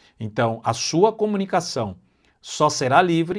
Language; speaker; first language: Portuguese; native; Portuguese